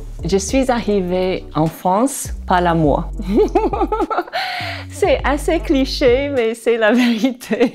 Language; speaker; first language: French; non-native, fluent; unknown